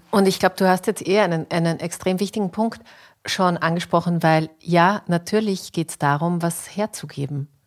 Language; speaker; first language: German; native; German